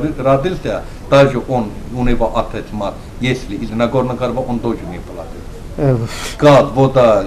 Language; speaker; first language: Russian; non-native, learner; Azerbaijani